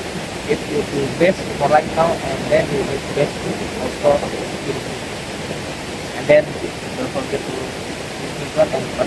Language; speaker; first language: English; non-native, learner; Indonesian